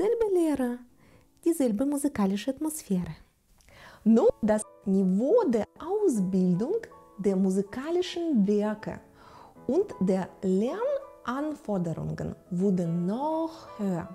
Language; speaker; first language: German; non-native, fluent; Russian